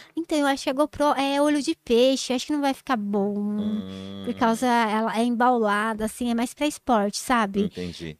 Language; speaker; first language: Portuguese; native; Portuguese